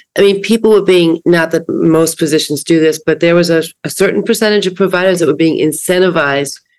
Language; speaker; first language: English; native; English